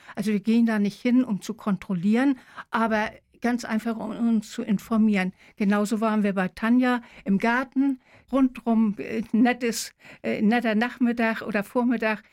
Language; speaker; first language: German; native; German